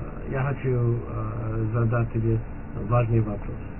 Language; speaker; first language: Russian; non-native, learner; English